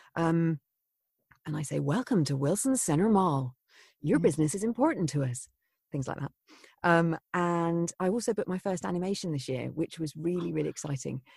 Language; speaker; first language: English; native; English